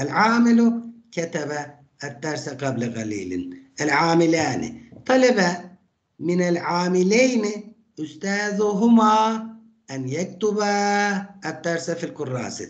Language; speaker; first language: Arabic; non-native, fluent; Turkish